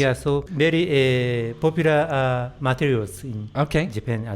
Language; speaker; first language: English; non-native, learner; Japanese